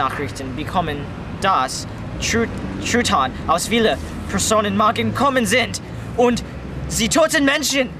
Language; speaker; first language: German; non-native, learner; English